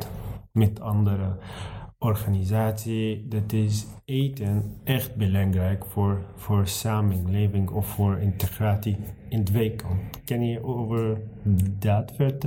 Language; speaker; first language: Dutch; non-native, learner; Arabic